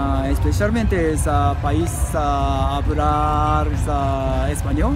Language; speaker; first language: Spanish; non-native, learner; Japanese